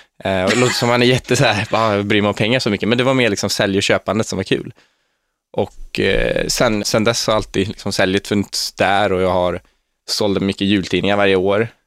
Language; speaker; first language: Swedish; native; Swedish